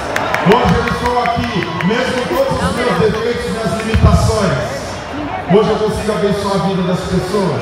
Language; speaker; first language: Portuguese; native; Portuguese